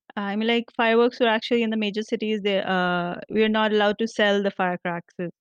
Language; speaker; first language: English; non-native, local second language; Marathi